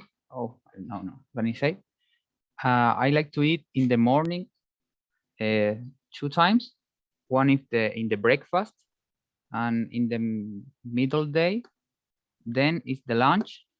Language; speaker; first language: English; non-native, learner; Spanish